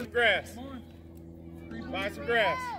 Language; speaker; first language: English; native; English